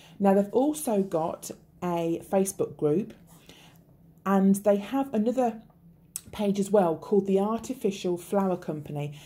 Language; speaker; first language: English; native; English